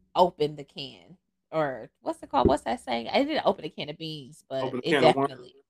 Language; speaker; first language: English; native; English